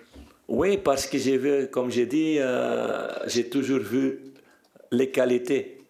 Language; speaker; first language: French; non-native, fluent; Dutch